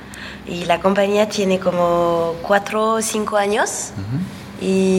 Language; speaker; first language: Spanish; non-native, learner; French